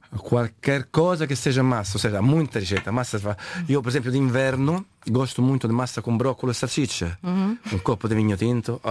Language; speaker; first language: Portuguese; non-native, fluent; Italian